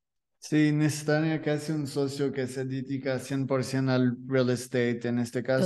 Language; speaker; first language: Spanish; non-native, learner; French